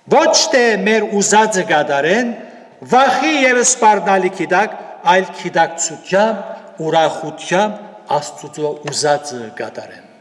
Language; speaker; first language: Armenian; native; Armenian